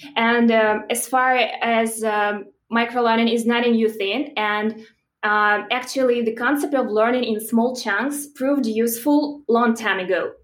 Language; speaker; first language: English; non-native, fluent; Russian